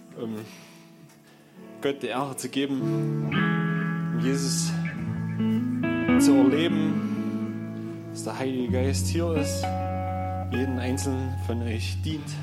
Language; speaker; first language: German; native; German